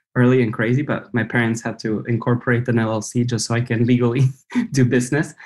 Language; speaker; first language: English; non-native, fluent; Romanian